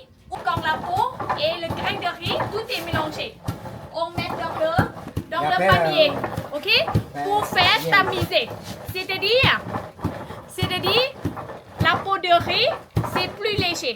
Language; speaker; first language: French; non-native, learner; Thai